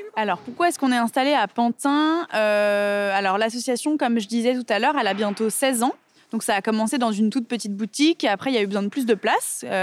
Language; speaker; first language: French; native; French